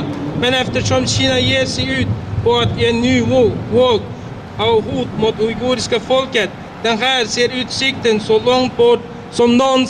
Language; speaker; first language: Swedish; non-native, fluent; Uyghur